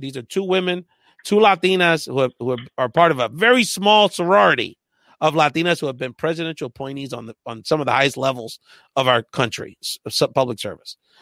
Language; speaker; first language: English; early bilingual, other home language; Spanish